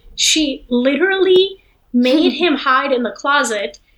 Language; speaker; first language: English; non-native, local second language; Hindi